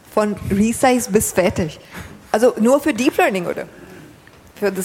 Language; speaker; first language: German; non-native, fluent; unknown